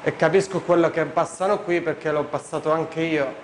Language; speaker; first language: Italian; non-native, fluent; Arabic